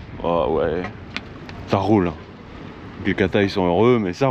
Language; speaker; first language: French; native; French